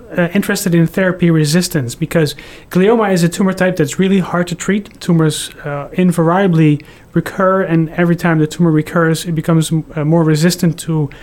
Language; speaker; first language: English; non-native, fluent; Dutch